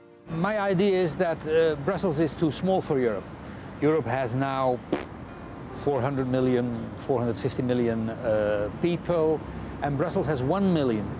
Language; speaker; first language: English; non-native, fluent; Dutch